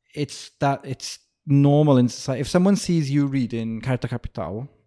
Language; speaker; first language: English; native; English